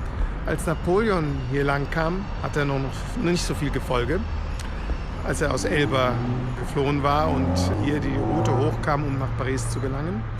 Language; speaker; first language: German; native; German